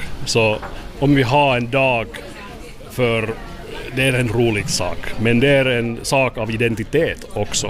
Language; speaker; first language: Swedish; non-native, learner; Finnish